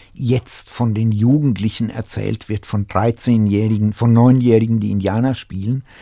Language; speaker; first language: German; native; German